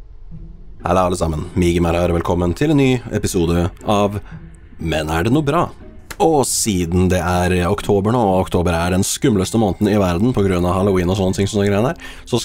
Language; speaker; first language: Norwegian; native; Norwegian